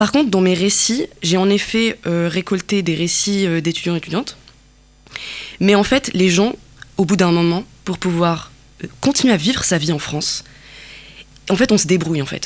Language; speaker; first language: French; non-native, local second language; Arabic